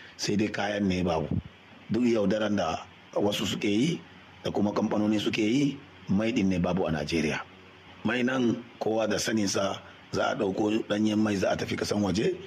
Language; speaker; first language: Hausa; native; Hausa